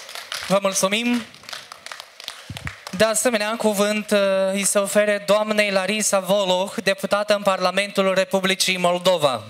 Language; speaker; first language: Romanian; native; Romanian